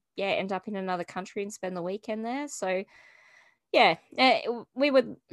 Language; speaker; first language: English; native; English